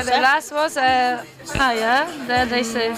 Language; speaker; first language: English; non-native, learner; German